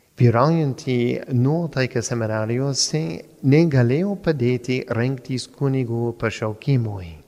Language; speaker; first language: Lithuanian; non-native, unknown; English